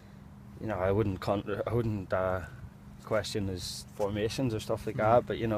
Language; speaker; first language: English; native; English